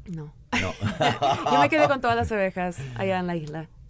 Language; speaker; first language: Spanish; early bilingual, heritage; English